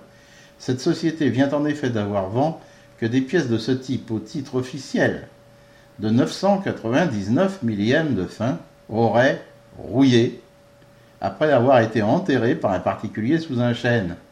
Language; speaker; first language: French; native; French